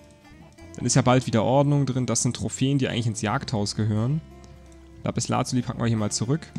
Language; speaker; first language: German; native; German